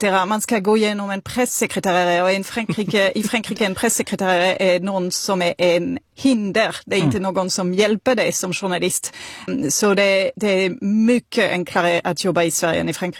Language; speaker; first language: Swedish; non-native, fluent; French